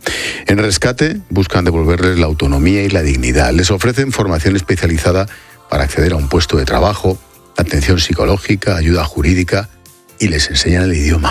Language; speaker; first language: Spanish; native; Spanish